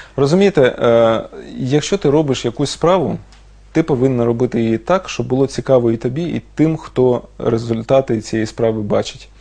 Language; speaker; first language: Ukrainian; non-native, local second language; Russian